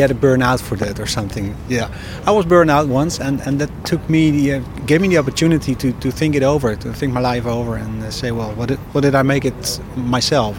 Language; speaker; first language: English; non-native, fluent; Dutch